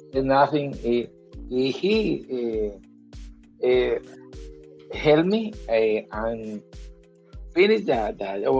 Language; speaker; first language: English; non-native, learner; Spanish